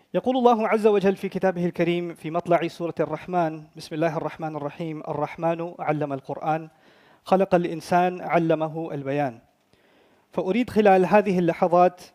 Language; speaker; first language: Arabic; non-native, fluent; Urdu